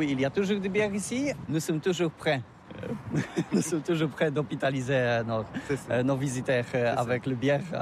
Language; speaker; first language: French; non-native, learner; Polish